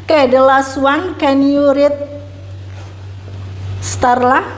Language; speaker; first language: English; non-native, learner; Indonesian